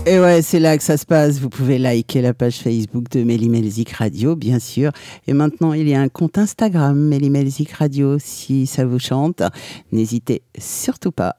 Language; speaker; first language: French; native; French